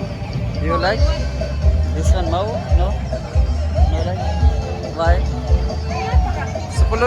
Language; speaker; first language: English; non-native, learner; Urdu